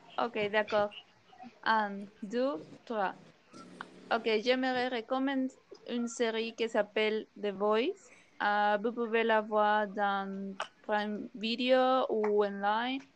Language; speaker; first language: French; non-native, learner; Spanish